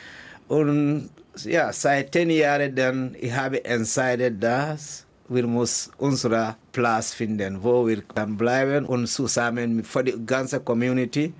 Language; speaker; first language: German; non-native, learner; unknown